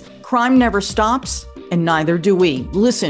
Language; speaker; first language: English; native; English